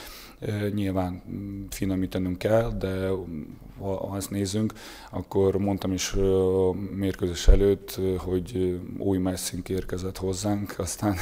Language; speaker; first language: Hungarian; non-native, fluent; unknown